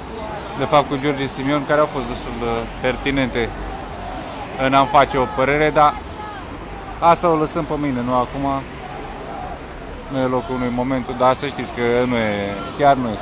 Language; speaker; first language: Romanian; native; Romanian